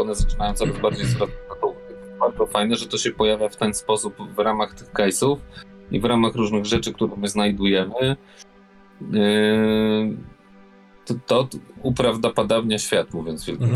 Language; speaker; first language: Polish; native; Polish